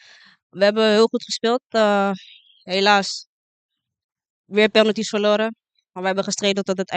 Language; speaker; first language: Dutch; non-native, local second language; Papiamento